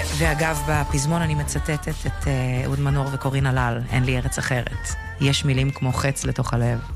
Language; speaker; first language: Hebrew; early bilingual, other home language; Russian